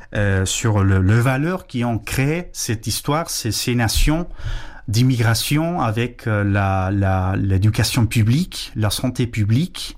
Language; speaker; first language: French; non-native, fluent; Spanish